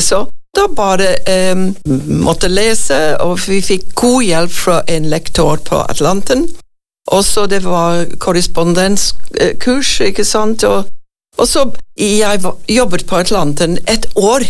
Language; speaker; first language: Norwegian; non-native, fluent; English